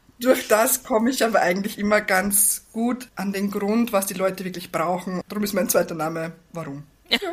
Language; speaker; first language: German; native; German